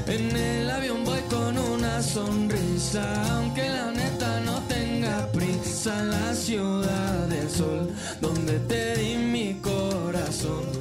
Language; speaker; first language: Spanish; early bilingual, heritage; Spanish